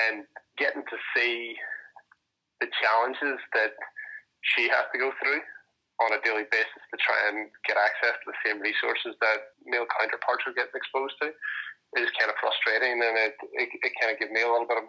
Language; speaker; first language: English; native; English